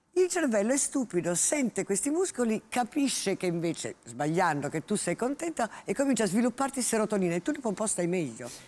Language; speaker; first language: Italian; native; Italian